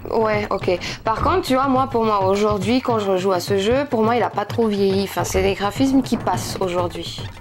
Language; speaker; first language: French; non-native, fluent; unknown